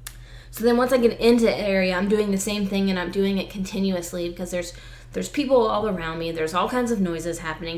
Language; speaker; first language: English; native; English